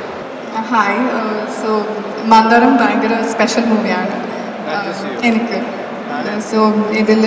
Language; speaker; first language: Malayalam; non-native, learner; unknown